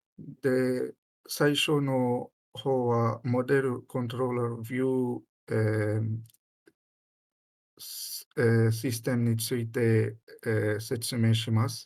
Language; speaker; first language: Japanese; non-native, learner; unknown